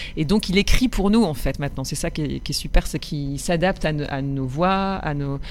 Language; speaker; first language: French; native; French